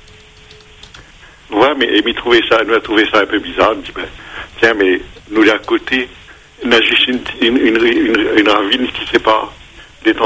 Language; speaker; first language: French; non-native, local second language; Réunion Creole French